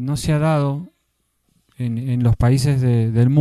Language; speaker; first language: Spanish; native; Spanish